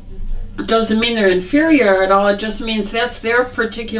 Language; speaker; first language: English; native; English